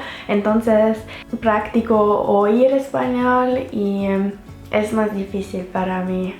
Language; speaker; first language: Spanish; non-native, learner; French